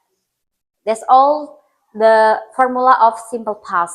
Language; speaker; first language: English; non-native, learner; Indonesian